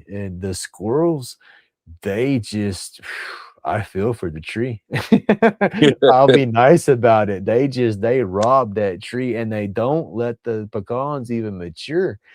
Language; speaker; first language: English; native; English